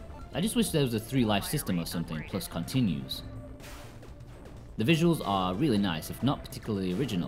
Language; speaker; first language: English; native; English